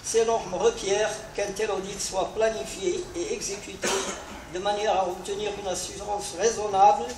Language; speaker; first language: French; non-native, local second language; Arabic